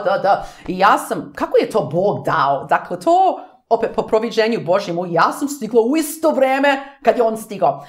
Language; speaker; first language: Serbian; early bilingual, heritage; English